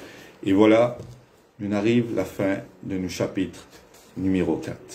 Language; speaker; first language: French; non-native, local second language; Morisyen